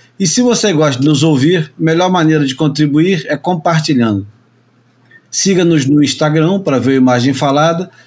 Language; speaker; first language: Portuguese; native; Portuguese